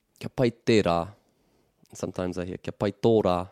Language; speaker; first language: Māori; non-native, local second language; English